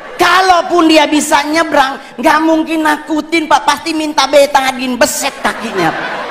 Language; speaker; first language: Indonesian; native; Indonesian